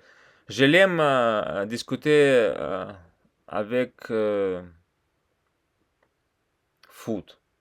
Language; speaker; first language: French; non-native, learner; Russian